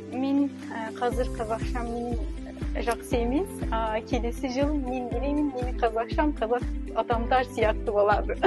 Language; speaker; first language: Kazakh; non-native, learner; Turkish